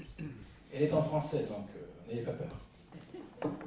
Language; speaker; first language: French; non-native, fluent; Russian